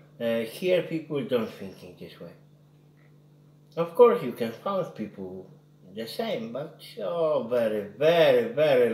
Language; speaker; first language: English; non-native, learner; Polish